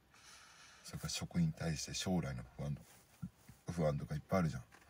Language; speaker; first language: Japanese; native; Japanese